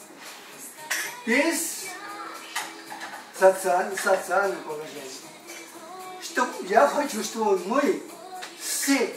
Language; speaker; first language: Russian; non-native, learner; Chinese